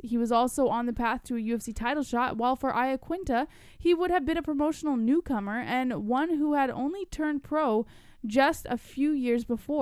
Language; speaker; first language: English; native; English